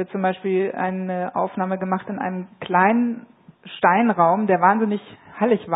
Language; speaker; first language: German; native; German